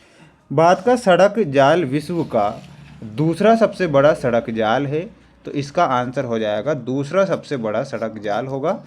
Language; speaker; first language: Hindi; native; Hindi